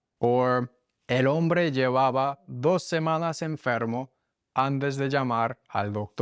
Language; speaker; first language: Spanish; non-native, fluent; English